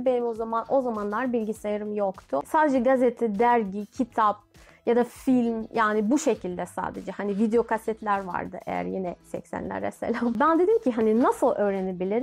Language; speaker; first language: Turkish; non-native, fluent; Russian